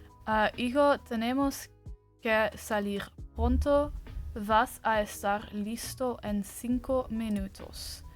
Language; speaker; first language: Spanish; non-native, learner; English